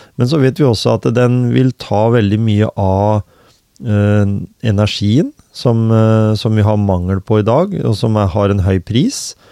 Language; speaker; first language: Norwegian; native; Norwegian